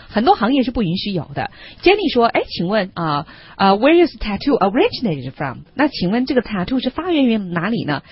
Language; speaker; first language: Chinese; native; Chinese